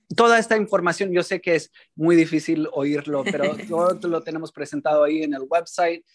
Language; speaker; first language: Spanish; early bilingual, heritage; Spanish